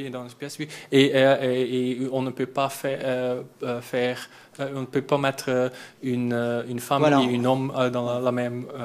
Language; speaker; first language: French; non-native, learner; Dutch